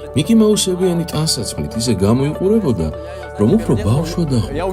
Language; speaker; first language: Georgian; non-native, local second language; Abkhazian